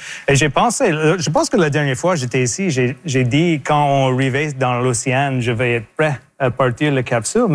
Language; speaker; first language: French; non-native, local second language; English